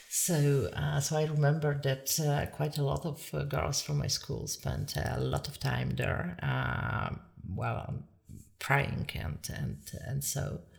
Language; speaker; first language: English; non-native, fluent; Polish